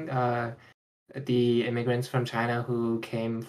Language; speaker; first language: English; non-native, fluent; Chinese